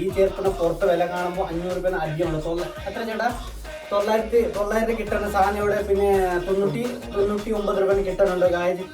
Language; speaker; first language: Malayalam; non-native, fluent; Nepali